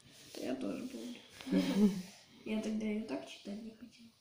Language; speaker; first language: Russian; native; Russian